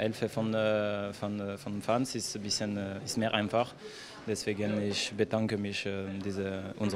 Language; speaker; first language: German; non-native, learner; French